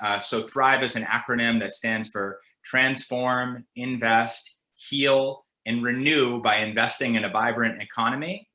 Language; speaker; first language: English; native; English